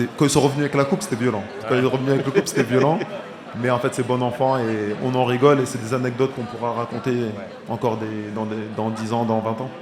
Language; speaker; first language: French; early bilingual, other home language; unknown